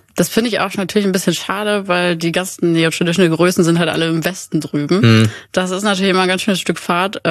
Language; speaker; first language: German; native; German